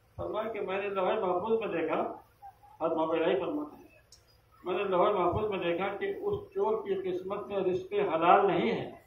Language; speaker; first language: Urdu; native; Urdu